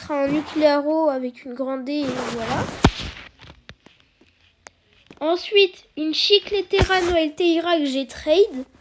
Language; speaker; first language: French; native; French